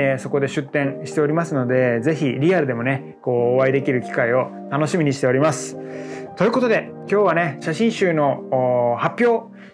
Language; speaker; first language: Japanese; early bilingual, other home language; French